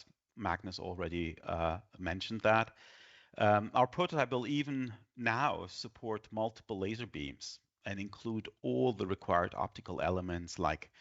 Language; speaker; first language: English; non-native, fluent; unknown